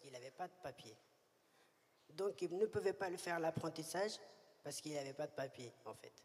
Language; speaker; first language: French; early bilingual, other home language; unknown